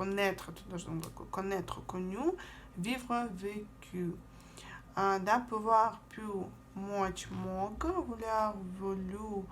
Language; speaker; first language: French; non-native, fluent; Russian